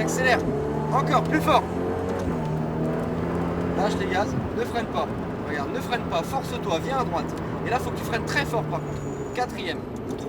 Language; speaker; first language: French; native; French